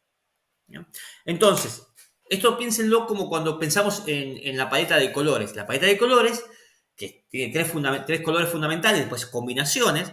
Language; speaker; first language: Spanish; native; Spanish